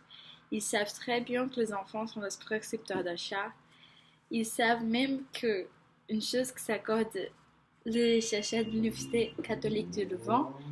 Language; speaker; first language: French; non-native, fluent; Portuguese